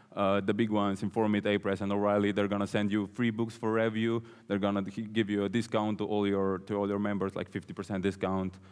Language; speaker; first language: English; non-native, fluent; Slovenian